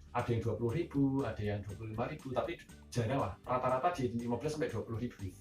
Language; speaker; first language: Indonesian; native; Indonesian